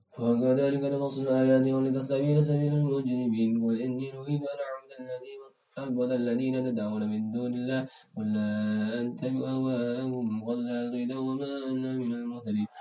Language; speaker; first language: Arabic; non-native, learner; Indonesian